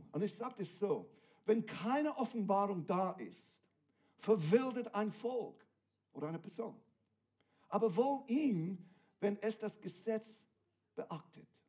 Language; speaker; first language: German; non-native, fluent; English